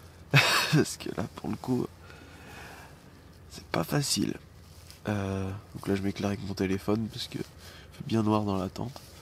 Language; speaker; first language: French; native; French